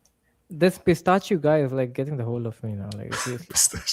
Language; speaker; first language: English; non-native, fluent; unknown